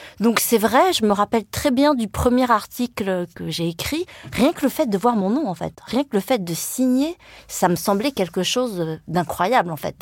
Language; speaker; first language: French; early bilingual, other home language; Vietnamese